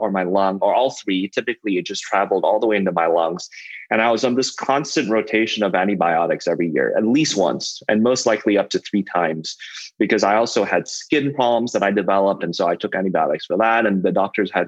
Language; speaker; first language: English; non-native, local second language; Cantonese